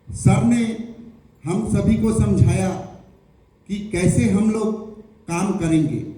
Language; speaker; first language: Hindi; non-native, local second language; Bangla